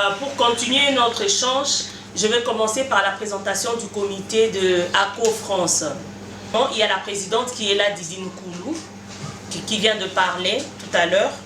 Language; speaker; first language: French; non-native, local second language; Lingala